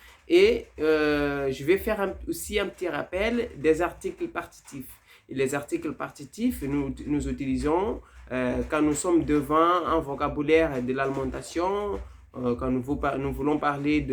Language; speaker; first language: French; non-native, fluent; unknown